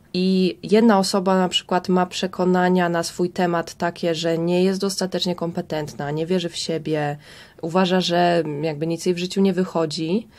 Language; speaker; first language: Polish; native; Polish